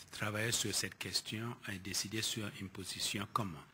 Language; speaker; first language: French; non-native, fluent; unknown